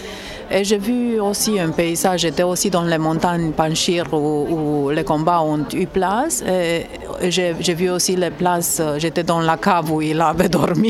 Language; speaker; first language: French; non-native, fluent; Romanian